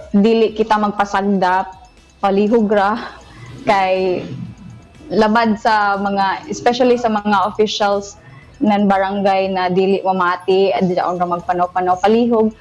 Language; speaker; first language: Cebuano; non-native, local second language; Surigaonon